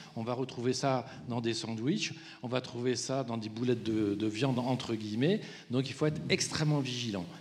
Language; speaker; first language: French; native; French